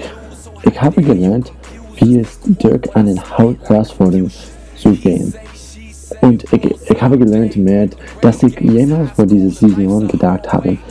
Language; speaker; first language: German; non-native, learner; English